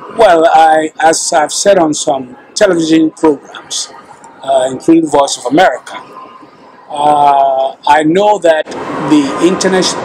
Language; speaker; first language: English; non-native, local second language; Akan